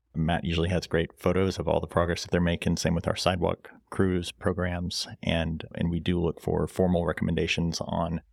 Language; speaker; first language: English; native; English